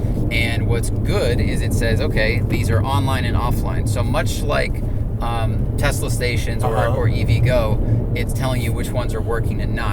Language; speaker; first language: English; native; English